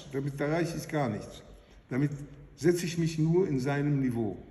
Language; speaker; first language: German; non-native, fluent; Hebrew